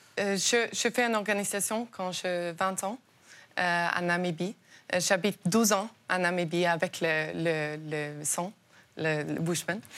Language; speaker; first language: French; non-native, learner; Norwegian